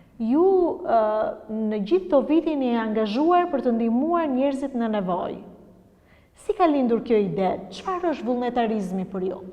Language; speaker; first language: Albanian; native; Albanian